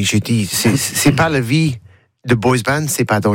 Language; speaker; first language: French; non-native, learner; English